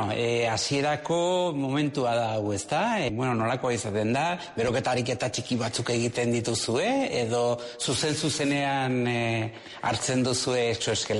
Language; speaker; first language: Basque; native; Basque